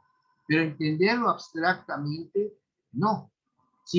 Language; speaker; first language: Spanish; native; Spanish